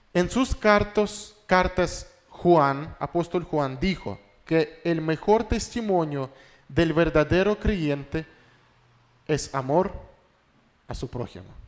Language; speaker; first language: Spanish; non-native, fluent; Russian